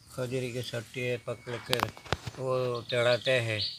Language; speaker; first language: Hindi; non-native, local second language; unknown